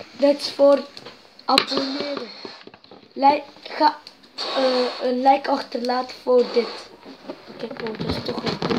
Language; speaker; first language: Dutch; non-native, local second language; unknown